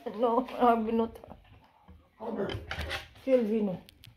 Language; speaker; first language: Italian; non-native, fluent; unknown